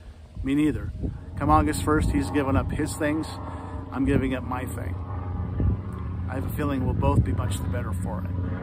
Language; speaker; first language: English; native; English